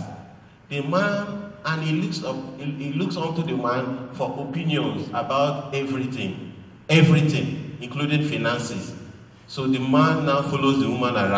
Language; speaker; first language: English; non-native, local second language; Igbo